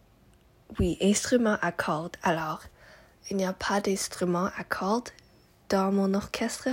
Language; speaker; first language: French; non-native, local second language; English